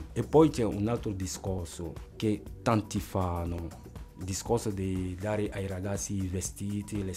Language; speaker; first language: Italian; non-native, fluent; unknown